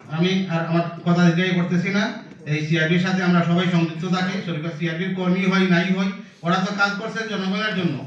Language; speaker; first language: Bangla; native; Bangla